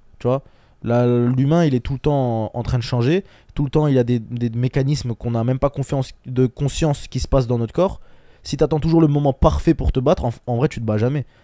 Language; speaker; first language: French; early bilingual, other home language; Chechen